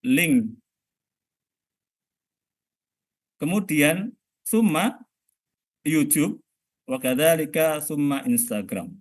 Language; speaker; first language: Arabic; non-native, fluent; Indonesian